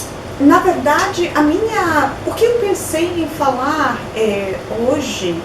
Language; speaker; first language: Portuguese; non-native, fluent; Polish